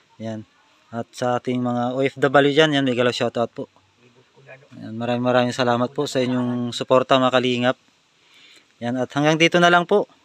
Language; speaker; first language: Filipino; native; Filipino